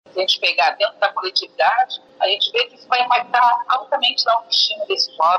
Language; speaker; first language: Portuguese; native; Portuguese